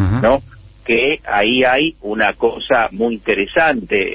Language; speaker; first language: Spanish; native; Spanish